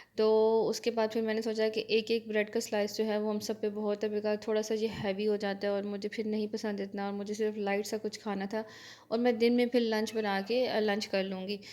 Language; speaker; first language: Urdu; native; Urdu